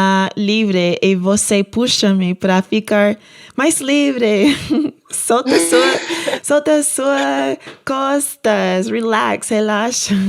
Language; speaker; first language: Portuguese; non-native, learner; English